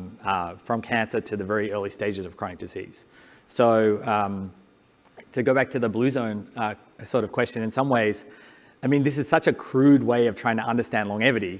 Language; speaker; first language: English; native; English